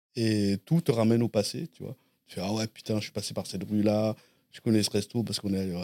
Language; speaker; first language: French; native; French